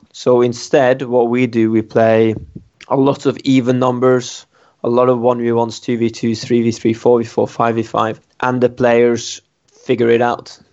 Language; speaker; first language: English; non-native, fluent; Norwegian